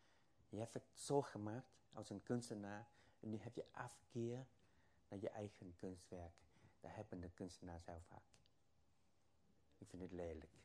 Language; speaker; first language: Dutch; non-native, fluent; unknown